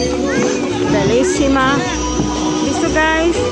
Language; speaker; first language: Italian; non-native, learner; Filipino